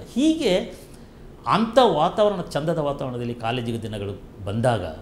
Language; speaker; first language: Kannada; non-native, local second language; Kodava